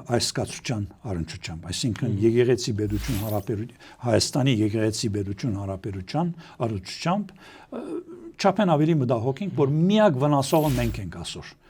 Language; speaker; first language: Armenian; early bilingual, heritage; Armenian